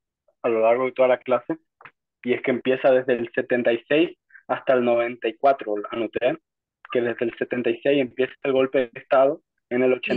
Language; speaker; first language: Spanish; native; Spanish